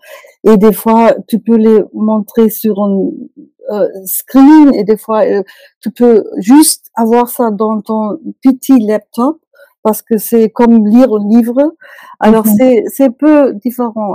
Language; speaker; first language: French; non-native, fluent; German